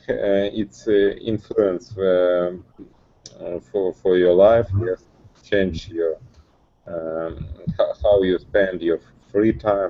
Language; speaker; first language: English; non-native, learner; Russian